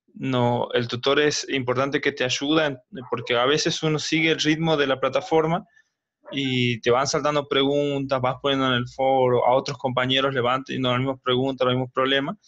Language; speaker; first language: Spanish; native; Spanish